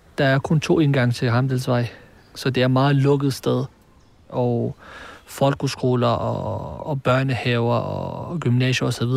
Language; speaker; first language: Danish; early bilingual, other home language; Arabic